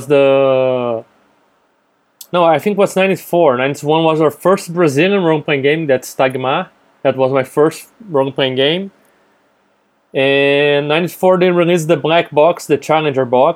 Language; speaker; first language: English; non-native, fluent; Portuguese